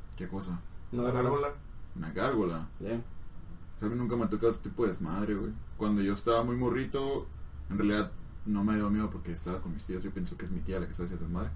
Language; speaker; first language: Spanish; native; Spanish